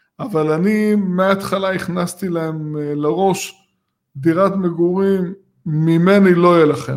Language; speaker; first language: Hebrew; native; Hebrew